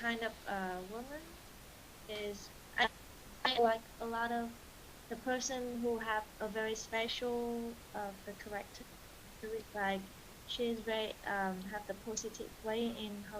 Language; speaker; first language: English; non-native, learner; Vietnamese